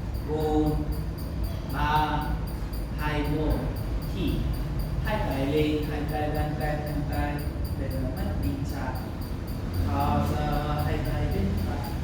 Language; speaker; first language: Vietnamese; non-native, learner; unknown